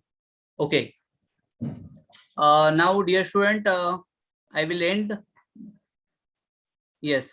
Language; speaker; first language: English; non-native, local second language; Marathi